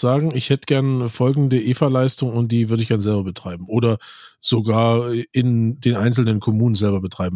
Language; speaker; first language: German; native; German